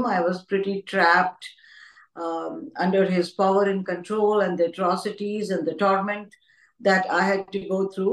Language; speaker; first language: English; non-native, local second language; Hindi